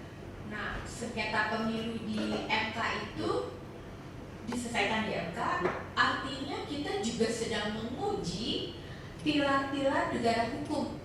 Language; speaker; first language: Indonesian; native; Indonesian